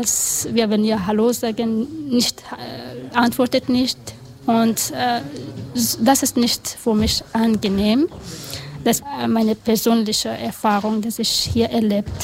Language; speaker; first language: German; non-native, learner; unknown